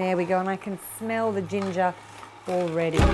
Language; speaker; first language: English; native; English